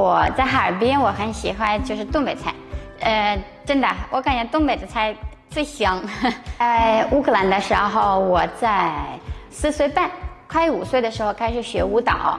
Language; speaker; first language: Chinese; non-native, fluent; Ukrainian